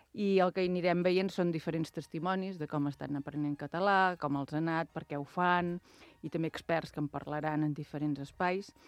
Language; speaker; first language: Catalan; native; Catalan